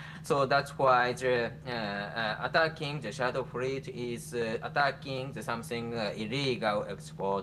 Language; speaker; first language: English; non-native, fluent; Japanese